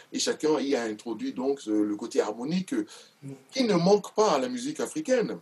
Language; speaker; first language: French; non-native, local second language; Duala